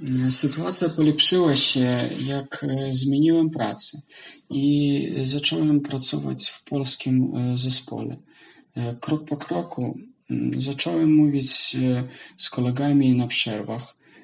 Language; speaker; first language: Polish; non-native, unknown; Russian